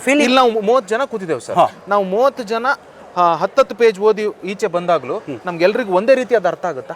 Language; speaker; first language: Kannada; native; Kannada